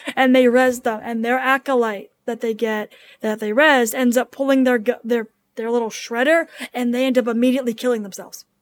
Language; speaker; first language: English; native; English